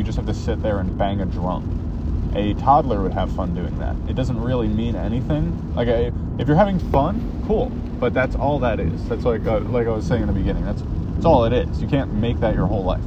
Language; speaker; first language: English; native; English